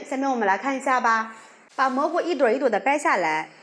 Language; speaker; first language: Chinese; native; Chinese